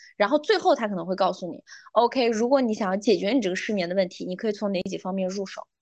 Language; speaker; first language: Chinese; non-native, local second language; Uyghur